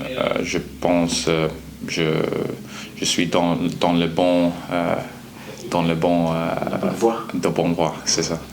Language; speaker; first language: French; non-native, learner; Swedish